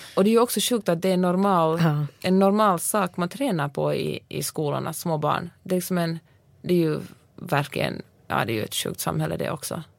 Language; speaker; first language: Swedish; native; Swedish